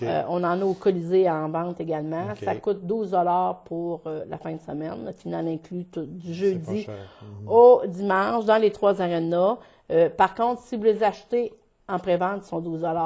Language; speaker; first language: French; native; French